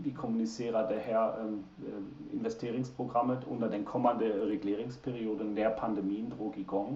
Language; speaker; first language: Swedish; non-native, fluent; German